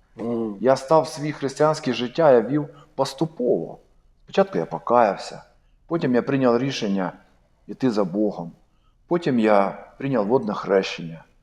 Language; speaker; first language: Ukrainian; non-native, local second language; Russian